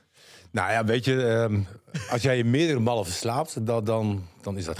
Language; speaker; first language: Dutch; native; Dutch